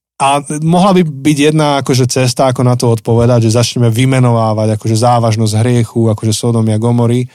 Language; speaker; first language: Slovak; native; Slovak